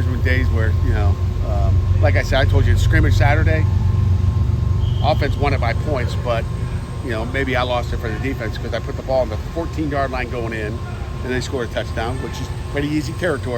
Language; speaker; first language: English; native; English